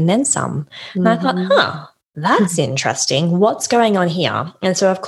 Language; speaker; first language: English; native; English